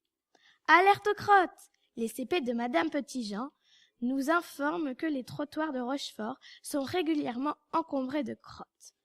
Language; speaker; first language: French; native; French